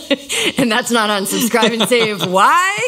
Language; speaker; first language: English; native; English